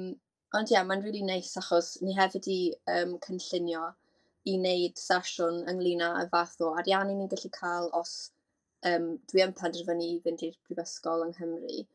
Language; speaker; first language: Welsh; native; Welsh